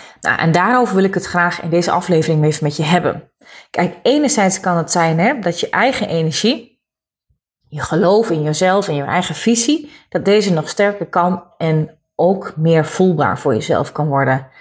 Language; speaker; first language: Dutch; native; Dutch